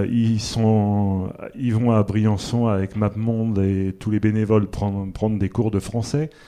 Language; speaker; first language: French; native; French